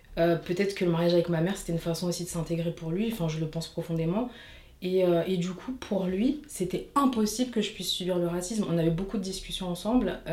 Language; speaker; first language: French; native; French